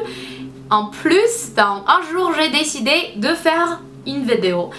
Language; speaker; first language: French; non-native, fluent; English